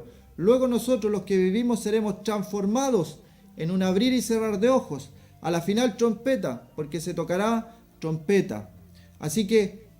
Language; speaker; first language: Spanish; native; Spanish